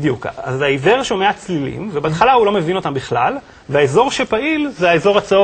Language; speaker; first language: Hebrew; native; Hebrew